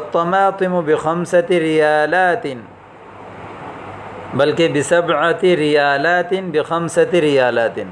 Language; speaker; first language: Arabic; non-native, fluent; Urdu